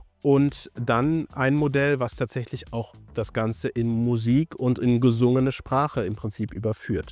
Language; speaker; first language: German; native; German